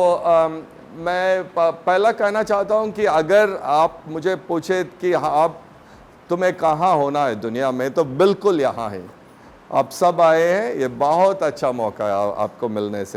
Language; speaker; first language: Hindi; non-native, local second language; Tamil